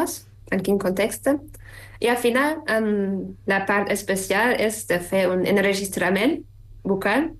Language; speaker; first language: Catalan; non-native, fluent; German